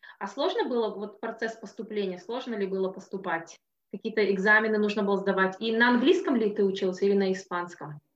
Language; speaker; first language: Russian; native; Russian